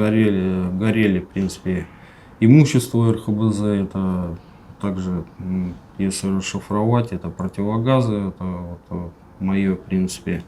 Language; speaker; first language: Russian; native; Russian